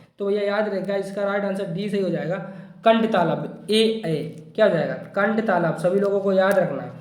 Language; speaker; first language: Hindi; native; Hindi